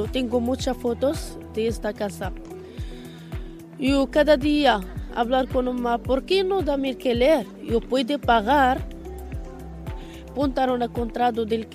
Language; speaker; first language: Spanish; non-native, learner; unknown